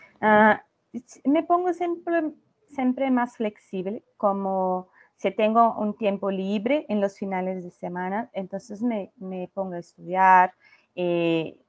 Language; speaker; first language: Spanish; non-native, learner; Portuguese